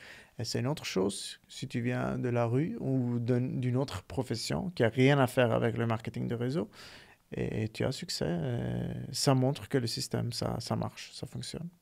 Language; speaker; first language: French; non-native, fluent; Italian